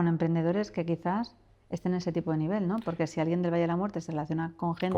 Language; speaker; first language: Spanish; native; Spanish